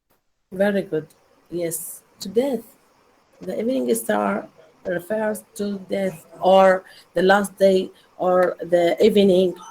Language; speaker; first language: English; non-native, learner; Arabic